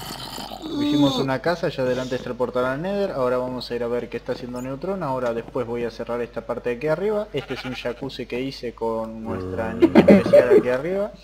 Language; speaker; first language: Spanish; native; Spanish